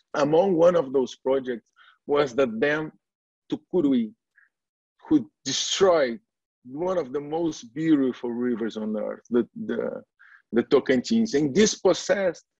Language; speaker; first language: English; non-native, fluent; Portuguese